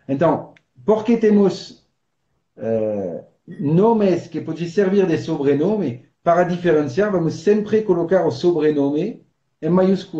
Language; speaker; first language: Portuguese; non-native, fluent; French